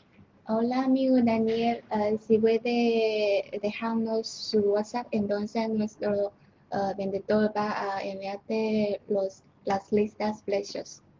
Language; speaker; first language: Spanish; non-native, learner; Chinese